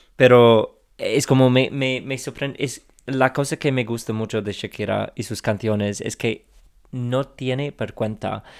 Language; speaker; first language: Spanish; non-native, fluent; English